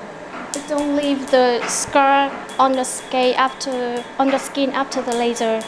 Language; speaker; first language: English; non-native, learner; Vietnamese